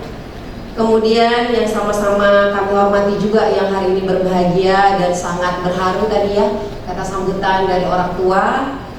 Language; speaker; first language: Indonesian; native; Indonesian